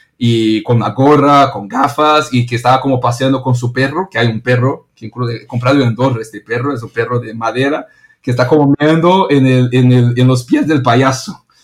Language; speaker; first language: Spanish; non-native, fluent; Portuguese